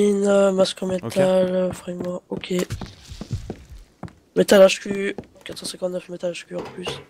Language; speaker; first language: French; native; French